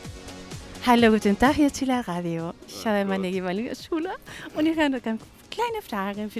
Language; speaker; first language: German; non-native, learner; Spanish